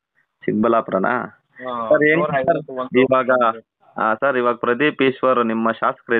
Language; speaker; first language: Kannada; native; Kannada